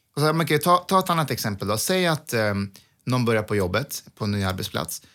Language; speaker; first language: Swedish; early bilingual, other home language; Persian